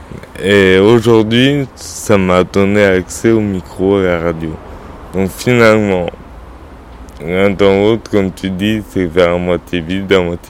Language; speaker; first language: French; native; French